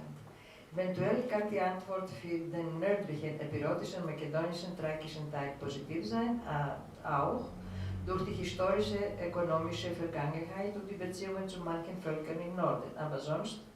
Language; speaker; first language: German; non-native, fluent; Greek